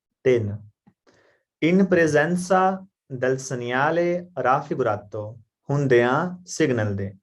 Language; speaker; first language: Italian; non-native, learner; Punjabi